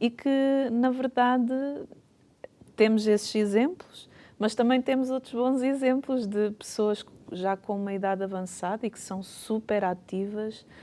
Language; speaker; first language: Portuguese; native; Portuguese